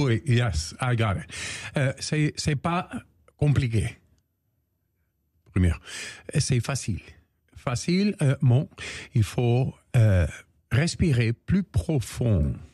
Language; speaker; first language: French; non-native, learner; Dutch